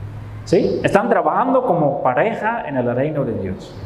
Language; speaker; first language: Spanish; non-native, fluent; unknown